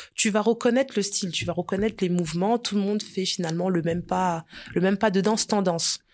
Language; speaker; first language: French; early bilingual, other home language; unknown